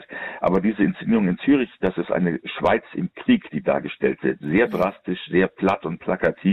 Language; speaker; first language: German; native; German